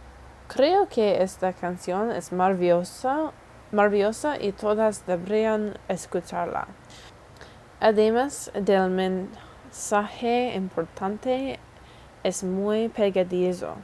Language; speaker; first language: Spanish; non-native, learner; English